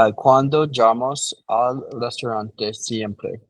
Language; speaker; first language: Spanish; non-native, learner; English